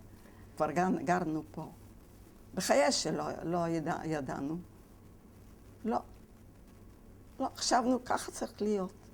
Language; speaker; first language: Hebrew; non-native, fluent; Yiddish